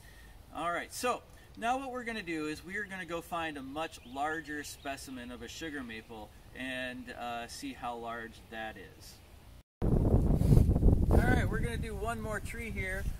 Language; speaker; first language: English; native; English